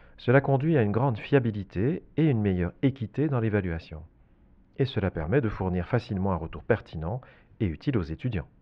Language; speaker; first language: French; native; French